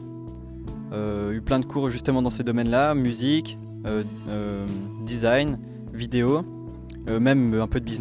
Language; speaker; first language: French; native; French